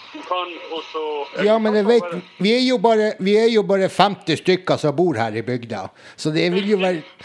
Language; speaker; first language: Norwegian; native; Norwegian